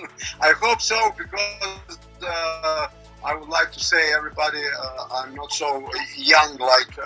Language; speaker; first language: English; non-native, learner; Croatian